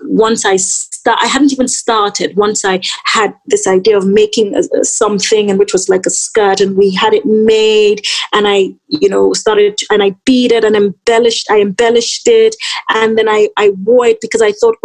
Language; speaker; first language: English; non-native, local second language; Yoruba